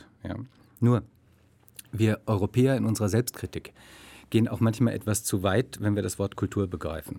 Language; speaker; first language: German; native; German